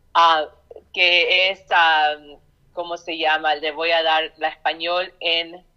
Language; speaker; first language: Spanish; early bilingual, heritage; Spanish